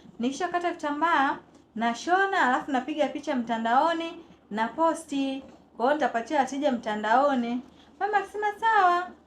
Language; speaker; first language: Swahili; native; Swahili